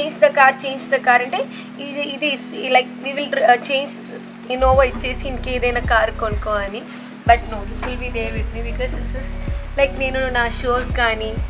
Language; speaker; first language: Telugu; non-native, learner; Malayalam